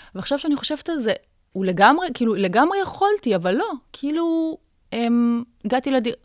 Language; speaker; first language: Hebrew; early bilingual, other home language; Russian